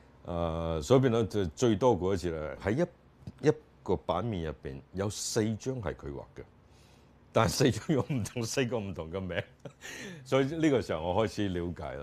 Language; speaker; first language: Chinese; native; Chinese